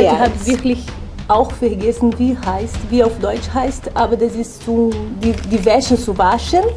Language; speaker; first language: German; non-native, learner; Portuguese